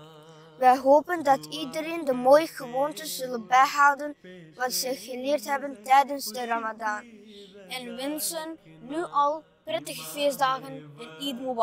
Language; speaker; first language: Dutch; early bilingual, other home language; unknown